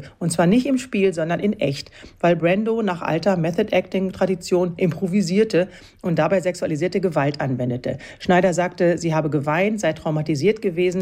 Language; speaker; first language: German; native; German